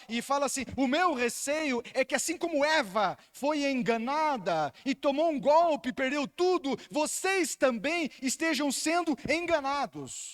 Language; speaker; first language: Portuguese; native; Portuguese